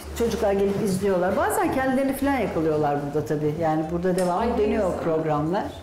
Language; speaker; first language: Turkish; native; Turkish